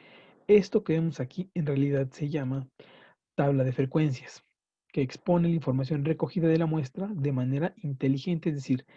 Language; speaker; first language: Spanish; native; Spanish